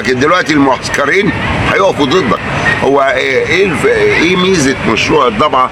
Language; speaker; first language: Arabic; native; Arabic